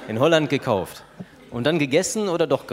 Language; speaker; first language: German; native; German